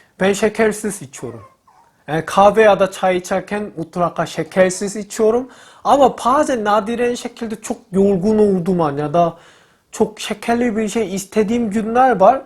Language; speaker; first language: Turkish; non-native, learner; Korean